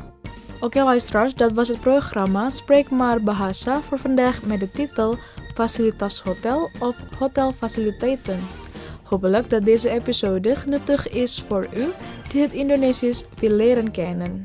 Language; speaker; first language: Dutch; non-native, learner; Indonesian